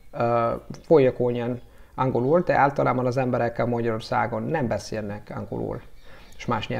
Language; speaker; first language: Hungarian; non-native, learner; Italian